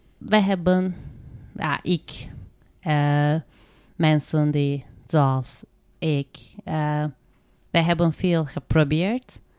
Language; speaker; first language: Dutch; non-native, learner; Turkish